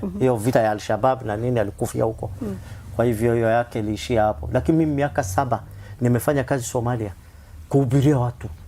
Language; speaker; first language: Swahili; non-native, fluent; Somali